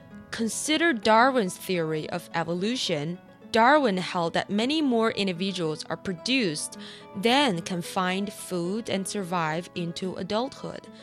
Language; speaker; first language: English; non-native, fluent; Chinese